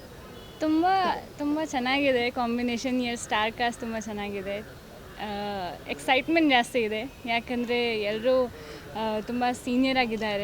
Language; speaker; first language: Kannada; non-native, fluent; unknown